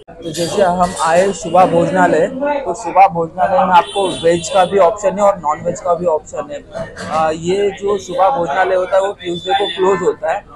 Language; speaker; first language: Hindi; non-native, local second language; Marathi